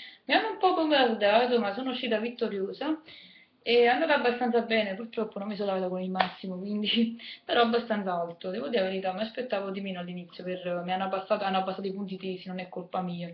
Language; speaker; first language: Italian; native; Italian